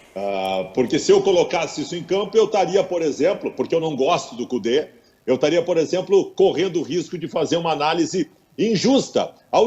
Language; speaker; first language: Portuguese; native; Portuguese